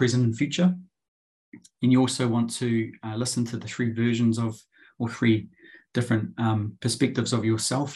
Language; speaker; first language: English; native; English